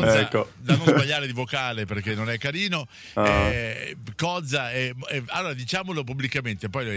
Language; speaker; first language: Italian; native; Italian